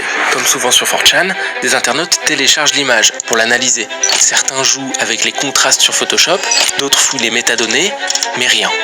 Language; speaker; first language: French; native; French